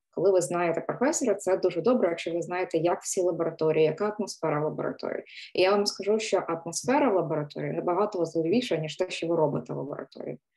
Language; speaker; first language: Ukrainian; native; Ukrainian